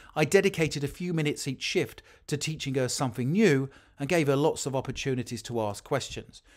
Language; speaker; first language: English; native; English